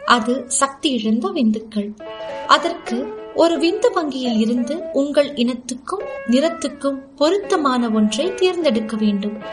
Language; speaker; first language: Tamil; native; Tamil